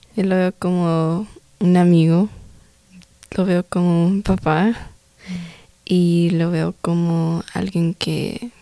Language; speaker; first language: Spanish; early bilingual, heritage; Spanish